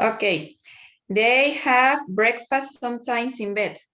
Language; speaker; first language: English; non-native, learner; Spanish